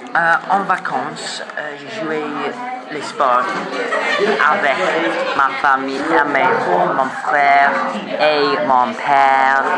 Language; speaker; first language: French; non-native, learner; English